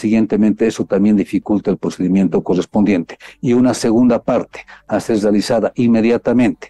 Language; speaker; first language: Spanish; native; Spanish